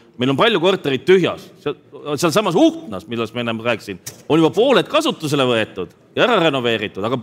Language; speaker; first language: Estonian; native; Estonian